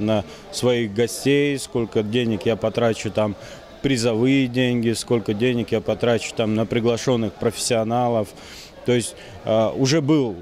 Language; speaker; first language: Russian; native; Russian